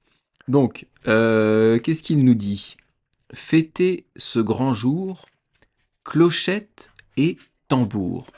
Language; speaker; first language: French; native; French